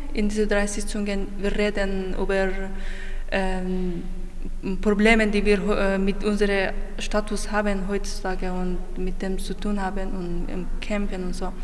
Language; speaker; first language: German; non-native, fluent; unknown